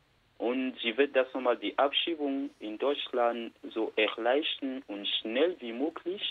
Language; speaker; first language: German; non-native, learner; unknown